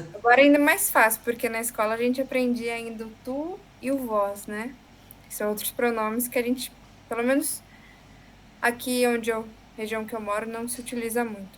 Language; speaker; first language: Portuguese; native; Portuguese